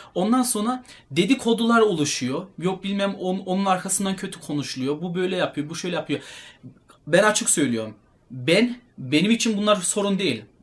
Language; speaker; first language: Turkish; early bilingual, heritage; Turkish